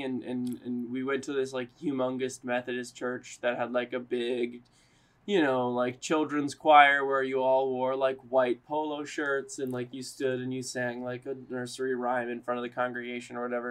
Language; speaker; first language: English; native; English